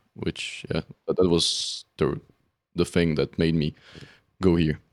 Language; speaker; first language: English; non-native, fluent; Czech